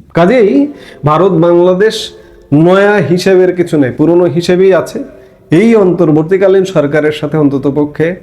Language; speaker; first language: Bangla; native; Bangla